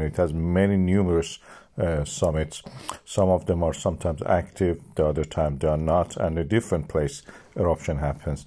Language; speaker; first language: English; non-native, fluent; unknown